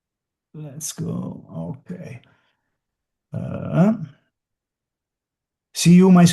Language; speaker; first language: English; non-native, learner; Italian